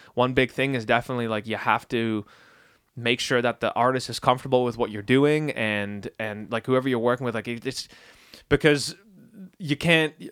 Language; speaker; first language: English; early bilingual, other home language; Dutch